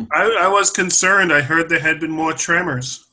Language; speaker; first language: English; native; English